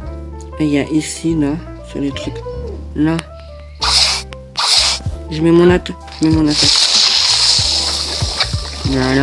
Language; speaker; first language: French; native; French